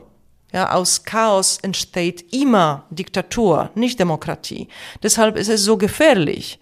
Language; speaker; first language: German; non-native, fluent; Polish